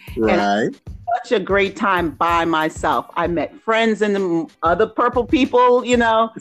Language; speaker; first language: English; native; English